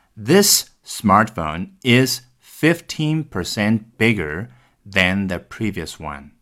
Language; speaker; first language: English; non-native, fluent; Chinese